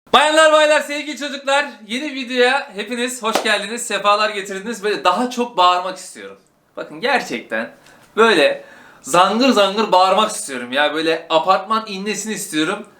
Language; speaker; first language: Turkish; native; Turkish